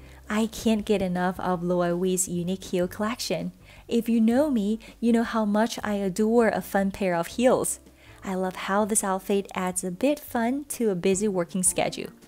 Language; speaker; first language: English; non-native, fluent; Chinese